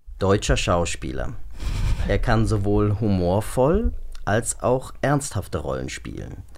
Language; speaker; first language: German; early bilingual, other home language; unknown